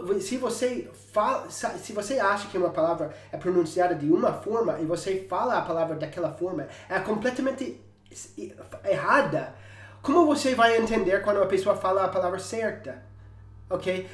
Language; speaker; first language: Portuguese; non-native, fluent; English